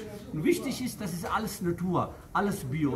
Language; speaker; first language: German; non-native, fluent; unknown